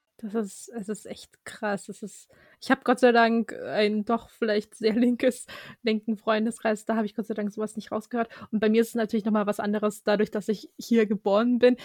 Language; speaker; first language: German; early bilingual, other home language; Russian